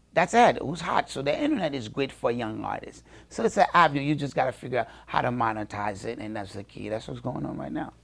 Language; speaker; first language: English; early bilingual, other home language; Haitian Creole